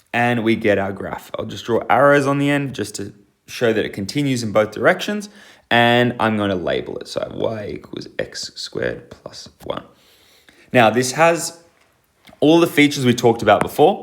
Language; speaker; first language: English; native; English